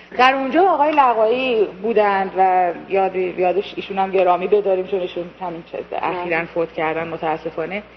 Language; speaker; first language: Persian; native; Persian